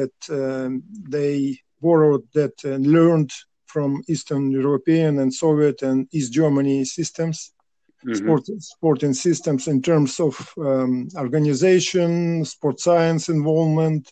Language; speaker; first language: English; non-native, fluent; Russian